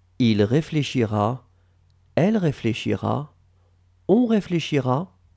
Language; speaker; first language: French; native; French